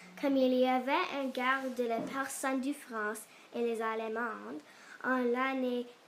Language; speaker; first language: French; non-native, learner; English